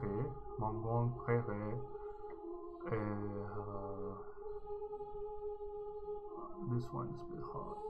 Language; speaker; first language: French; non-native, learner; Chinese